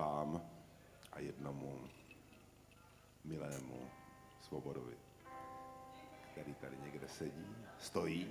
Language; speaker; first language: Czech; native; Czech